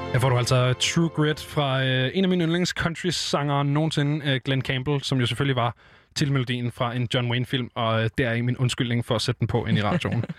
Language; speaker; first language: Danish; native; Danish